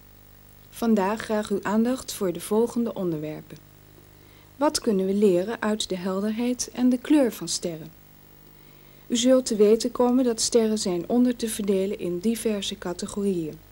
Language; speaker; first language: Dutch; native; Dutch